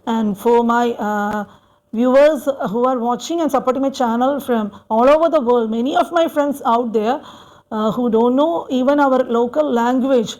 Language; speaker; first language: English; non-native, local second language; Malayalam